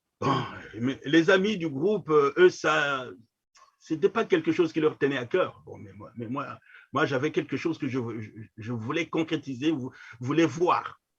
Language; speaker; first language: French; non-native, local second language; Kongo